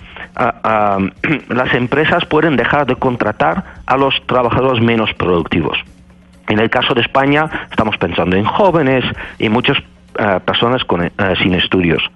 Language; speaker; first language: Spanish; non-native, fluent; Dutch